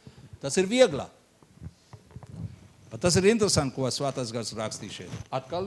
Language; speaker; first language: Latvian; non-native, learner; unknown